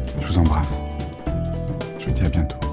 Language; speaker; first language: French; native; French